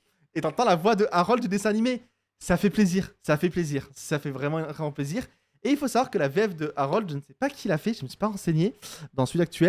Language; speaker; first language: French; native; French